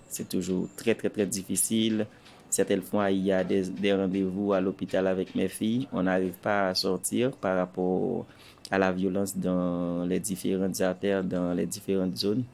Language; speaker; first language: French; non-native, local second language; Haitian Creole